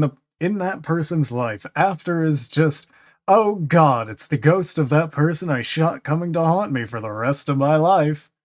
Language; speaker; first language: English; native; English